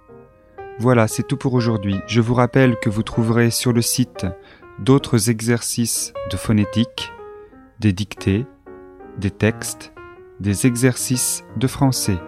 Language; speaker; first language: French; native; French